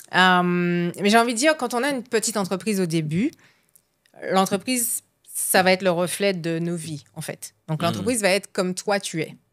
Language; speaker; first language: French; native; French